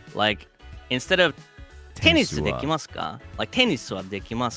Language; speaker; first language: Japanese; non-native, fluent; English